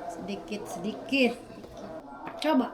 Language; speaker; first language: Indonesian; non-native, local second language; Sasak